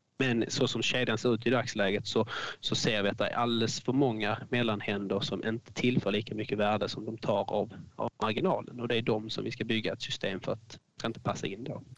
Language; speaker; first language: Swedish; native; Swedish